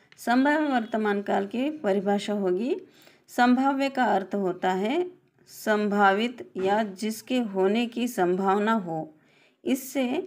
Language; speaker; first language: Hindi; non-native, local second language; Telugu